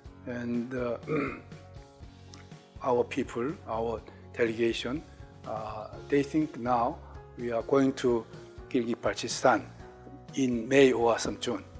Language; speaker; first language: English; non-native, learner; Korean